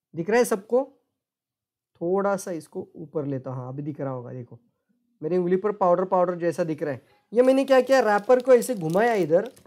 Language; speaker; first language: Hindi; non-native, local second language; Marathi